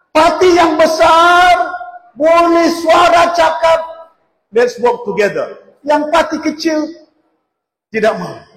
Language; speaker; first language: Malay; native; Malay